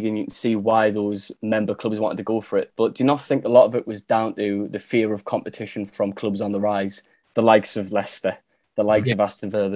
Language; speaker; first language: English; native; English